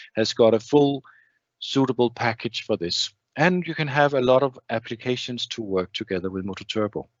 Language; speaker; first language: English; non-native, fluent; Danish